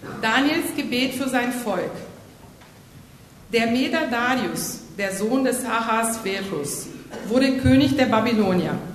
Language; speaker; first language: German; native; German